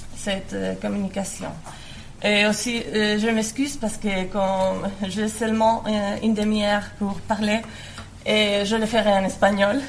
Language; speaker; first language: French; non-native, learner; Spanish